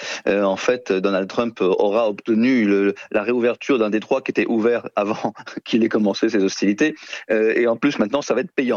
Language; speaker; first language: French; native; French